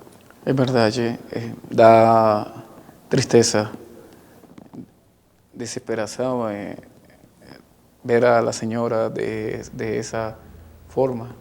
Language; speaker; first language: Portuguese; non-native, learner; Spanish